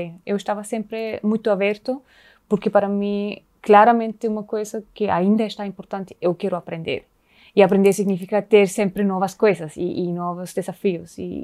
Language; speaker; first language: Portuguese; non-native, fluent; German